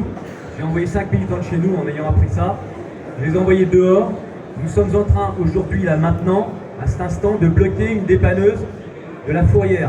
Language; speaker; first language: French; native; French